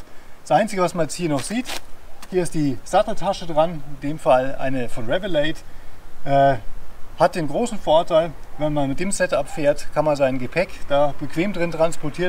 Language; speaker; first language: German; native; German